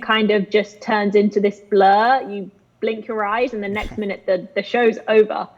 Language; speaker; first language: English; native; English